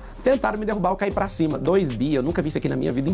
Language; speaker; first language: Portuguese; native; Portuguese